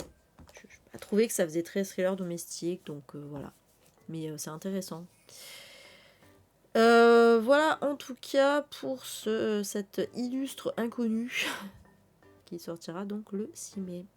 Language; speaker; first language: French; native; French